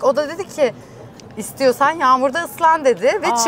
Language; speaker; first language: Turkish; native; Turkish